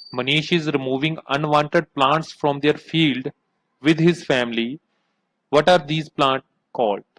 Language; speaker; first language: English; non-native, local second language; Punjabi